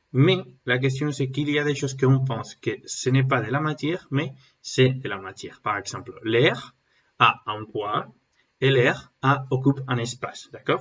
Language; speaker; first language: French; non-native, learner; Spanish